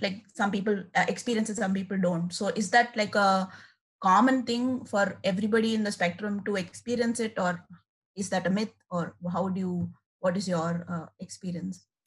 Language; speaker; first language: English; non-native, local second language; Tamil